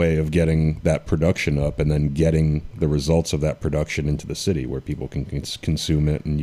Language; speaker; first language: English; native; English